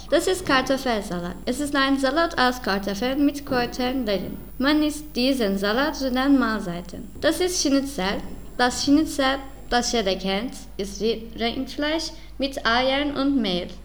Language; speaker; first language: German; non-native, learner; Turkish